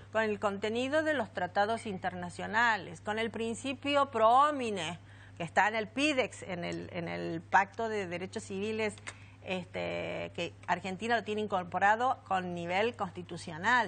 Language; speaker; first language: Spanish; native; Spanish